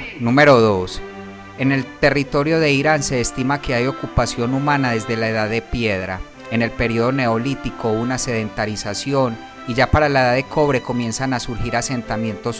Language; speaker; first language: Spanish; native; Spanish